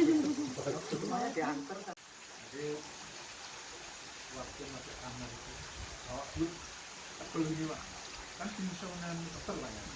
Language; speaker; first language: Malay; non-native, local second language; Javanese